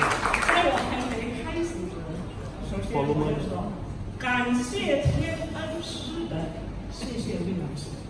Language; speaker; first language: Chinese; early bilingual, heritage; Chinese